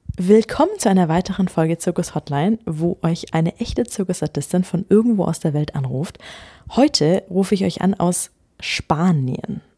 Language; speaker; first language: German; native; German